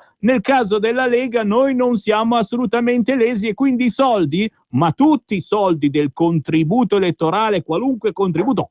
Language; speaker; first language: Italian; native; Italian